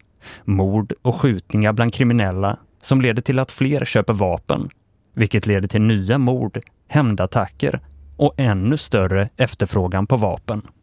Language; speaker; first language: Swedish; native; Swedish